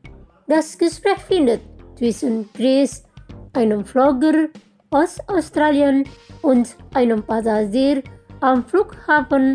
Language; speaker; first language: German; non-native, fluent; Indonesian